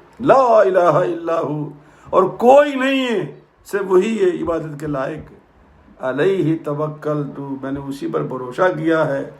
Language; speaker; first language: Urdu; non-native, local second language; Punjabi